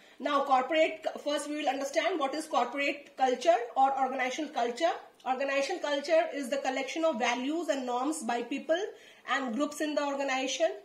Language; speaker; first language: English; non-native, local second language; Hindi